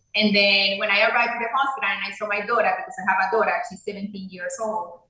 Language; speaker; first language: English; non-native, fluent; Spanish